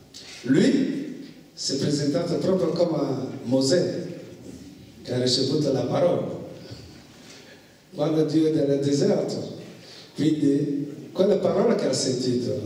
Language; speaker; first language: Italian; non-native, fluent; French